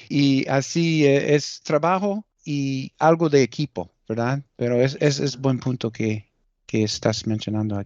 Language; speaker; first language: Spanish; early bilingual, heritage; Spanish